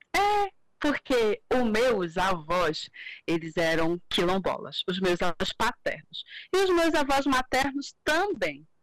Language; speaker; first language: Portuguese; native; Portuguese